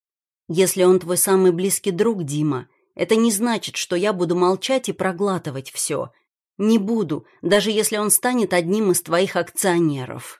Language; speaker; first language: Russian; native; Russian